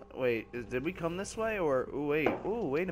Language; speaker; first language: English; native; English